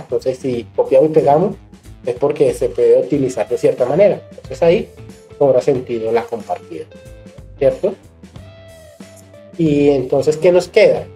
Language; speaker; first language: Spanish; native; Spanish